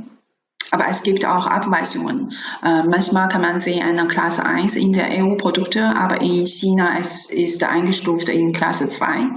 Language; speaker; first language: German; non-native, fluent; Chinese